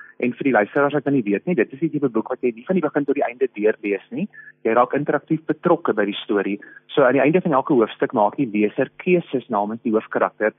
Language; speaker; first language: Afrikaans; native; Afrikaans